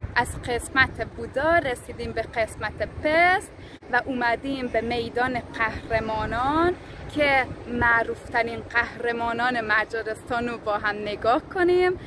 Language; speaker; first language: Persian; non-native, fluent; Hungarian